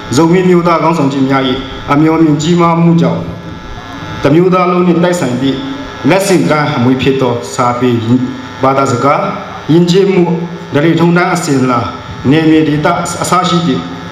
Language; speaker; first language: Burmese; non-native, local second language; Tedim Chin